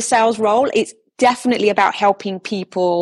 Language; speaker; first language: English; native; English